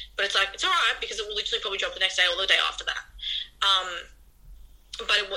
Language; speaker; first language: English; native; English